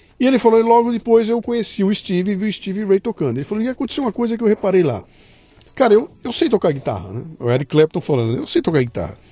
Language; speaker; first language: Portuguese; native; Portuguese